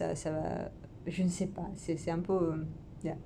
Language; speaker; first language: French; non-native, fluent; Italian